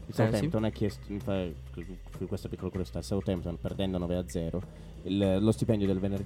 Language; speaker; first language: Italian; native; Italian